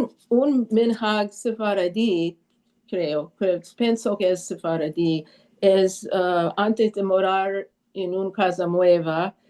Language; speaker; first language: Spanish; early bilingual, heritage; Spanish